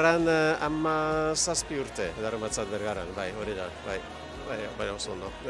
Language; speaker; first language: Basque; non-native, learner; Dutch